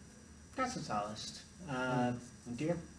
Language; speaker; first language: German; non-native, learner; English